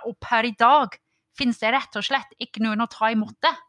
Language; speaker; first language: Norwegian; non-native, fluent; English